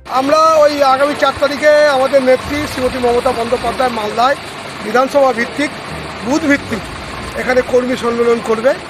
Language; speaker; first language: Bangla; native; Bangla